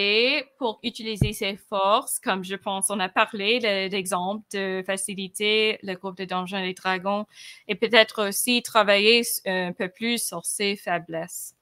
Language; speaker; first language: French; non-native, fluent; English